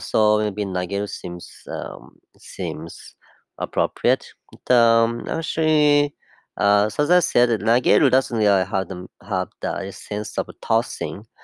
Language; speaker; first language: English; non-native, fluent; Japanese